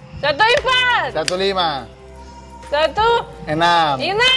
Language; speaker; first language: Indonesian; non-native, learner; Russian